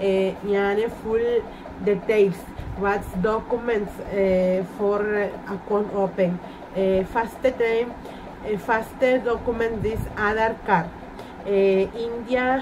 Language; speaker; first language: English; non-native, learner; Spanish